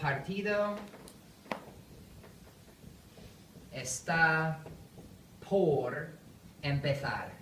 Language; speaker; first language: Spanish; non-native, fluent; English